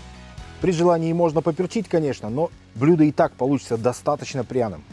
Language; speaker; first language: Russian; native; Russian